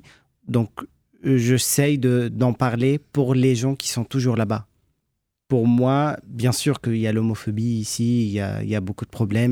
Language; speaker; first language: French; non-native, fluent; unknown